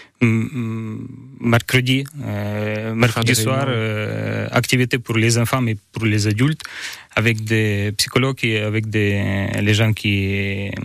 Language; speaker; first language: French; non-native, learner; Ukrainian